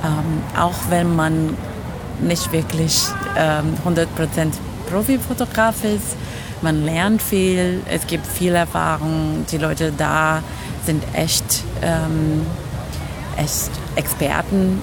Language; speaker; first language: German; non-native, fluent; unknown